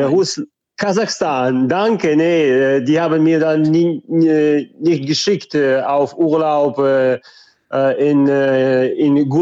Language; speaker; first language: German; non-native, fluent; Russian